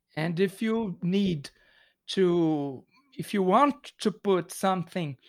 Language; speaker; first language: English; non-native, learner; Portuguese